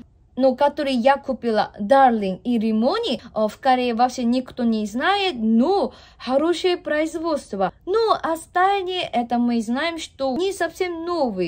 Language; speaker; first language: Russian; non-native, learner; Korean